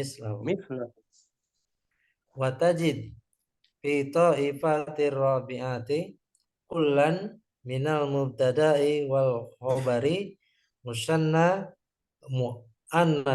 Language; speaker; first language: Arabic; non-native, learner; Indonesian